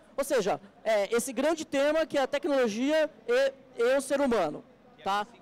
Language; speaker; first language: Portuguese; native; Portuguese